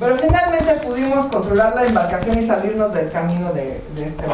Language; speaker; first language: Spanish; native; Spanish